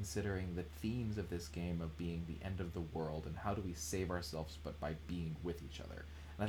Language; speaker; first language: English; native; English